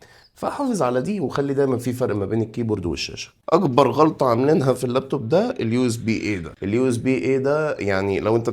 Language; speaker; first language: Arabic; native; Arabic